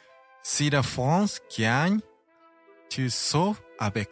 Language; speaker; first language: French; non-native, learner; Japanese